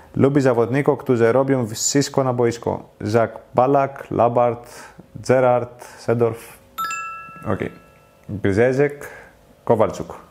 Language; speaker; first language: Polish; non-native, learner; Greek